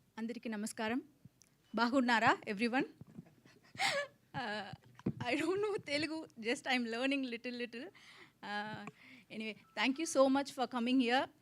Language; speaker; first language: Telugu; non-native, learner; Tamil